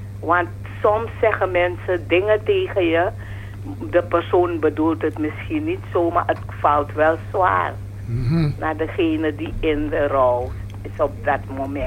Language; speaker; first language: Dutch; non-native, fluent; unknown